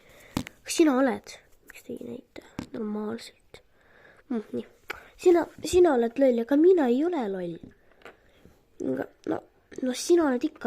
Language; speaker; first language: Estonian; non-native, local second language; Russian